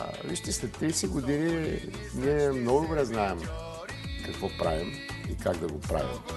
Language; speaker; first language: Bulgarian; native; Bulgarian